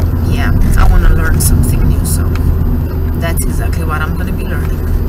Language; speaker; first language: English; non-native, fluent; Slovenian